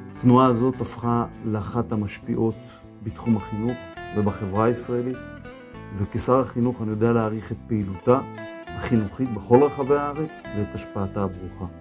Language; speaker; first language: Hebrew; native; Hebrew